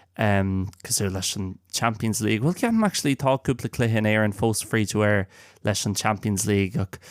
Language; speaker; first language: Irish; non-native, local second language; English